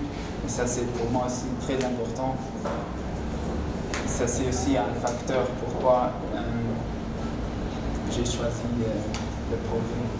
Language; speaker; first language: French; non-native, local second language; Luxembourgish